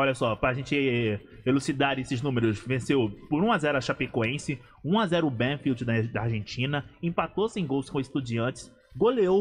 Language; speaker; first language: Portuguese; native; Portuguese